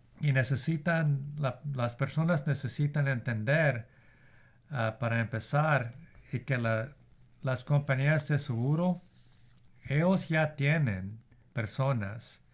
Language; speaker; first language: Spanish; early bilingual, heritage; Spanish